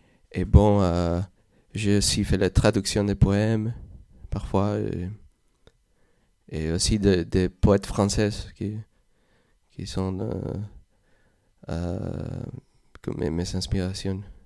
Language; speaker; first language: French; non-native, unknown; Spanish